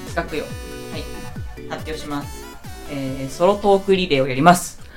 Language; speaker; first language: Japanese; native; Japanese